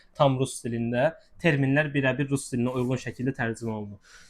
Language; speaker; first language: Azerbaijani; native; Azerbaijani